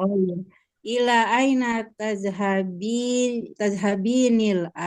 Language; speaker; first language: Arabic; non-native, learner; Indonesian